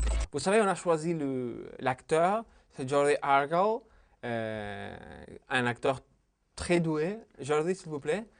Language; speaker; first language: French; non-native, fluent; Spanish